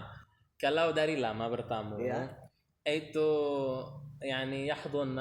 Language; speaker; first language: Indonesian; non-native, learner; Arabic